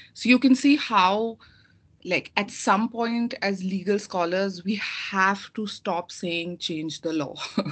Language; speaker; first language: English; non-native, local second language; Hindi